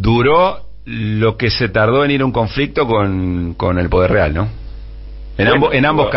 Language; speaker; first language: Spanish; native; Spanish